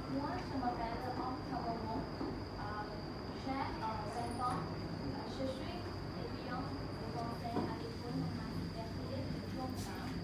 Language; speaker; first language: French; non-native, learner; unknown